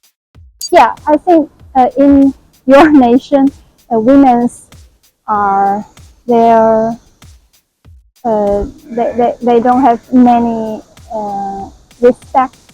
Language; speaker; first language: English; non-native, learner; Chinese